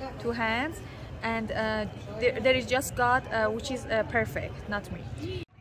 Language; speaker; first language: English; non-native, fluent; Persian